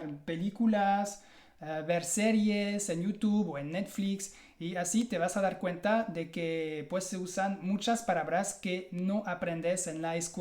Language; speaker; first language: Spanish; non-native, fluent; French